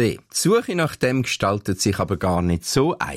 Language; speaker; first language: German; native; German